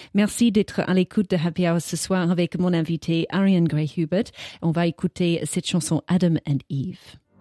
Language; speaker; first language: French; native; French